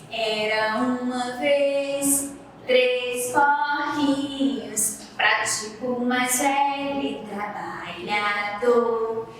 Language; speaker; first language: Portuguese; native; Portuguese